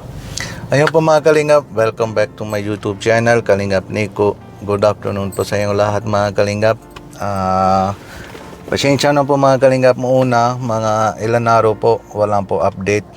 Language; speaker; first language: Filipino; non-native, learner; Punjabi